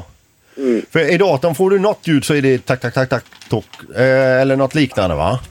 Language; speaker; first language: Swedish; native; Swedish